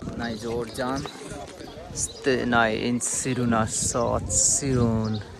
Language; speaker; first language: Armenian; non-native, learner; Hindi